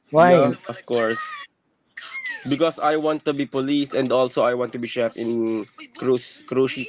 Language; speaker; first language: English; non-native, learner; Filipino